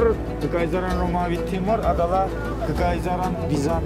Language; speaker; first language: Indonesian; non-native, fluent; Turkish